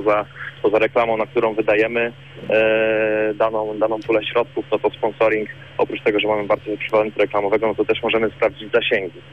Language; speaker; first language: Polish; native; Polish